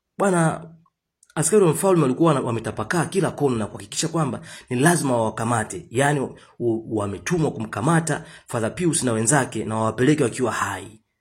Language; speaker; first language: Swahili; native; Swahili